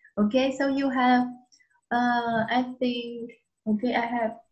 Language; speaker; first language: English; non-native, fluent; Vietnamese